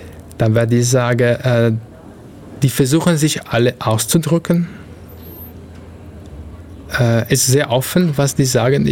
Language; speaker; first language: German; non-native, fluent; Italian